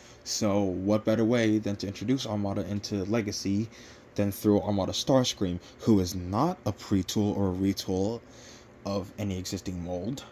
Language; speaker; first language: English; native; English